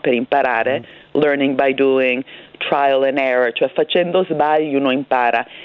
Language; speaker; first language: Italian; early bilingual, heritage; Italian